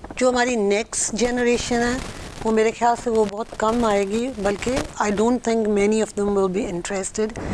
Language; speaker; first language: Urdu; early bilingual, heritage; Urdu